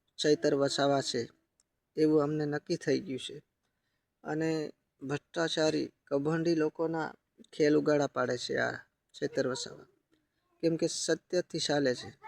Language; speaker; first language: Gujarati; non-native, local second language; Bhili